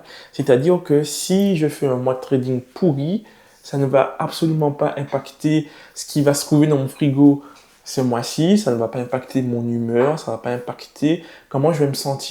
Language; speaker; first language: French; native; French